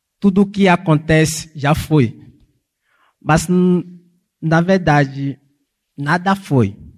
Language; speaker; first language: Portuguese; non-native, fluent; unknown